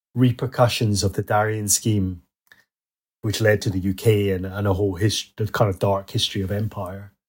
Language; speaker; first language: English; native; English